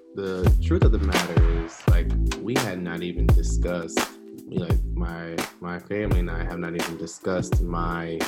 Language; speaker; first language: English; native; English